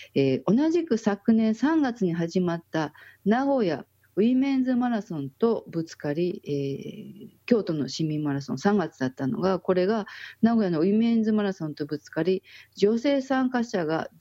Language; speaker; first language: Japanese; native; Japanese